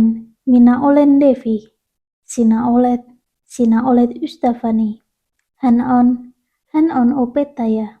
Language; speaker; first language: Finnish; non-native, learner; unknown